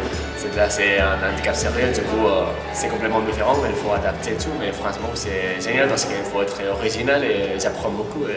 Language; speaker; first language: French; non-native, fluent; Spanish